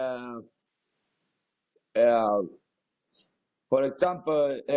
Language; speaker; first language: English; non-native, learner; Spanish